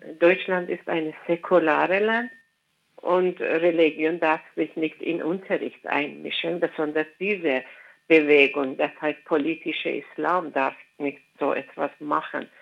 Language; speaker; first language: German; non-native, fluent; Persian